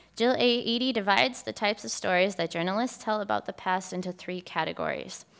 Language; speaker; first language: English; native; English